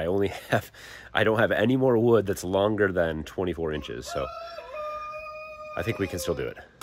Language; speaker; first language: English; native; English